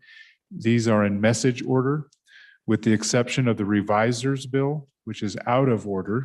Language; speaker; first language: English; native; English